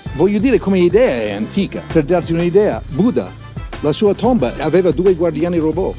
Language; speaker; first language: Italian; non-native, fluent; English